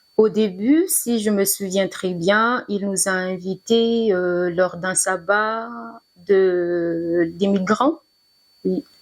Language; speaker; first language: French; non-native, local second language; Malagasy